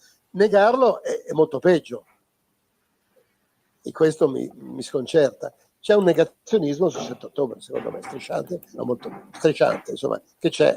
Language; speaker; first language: Italian; native; Italian